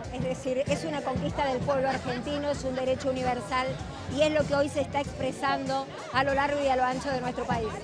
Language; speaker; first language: Spanish; native; Spanish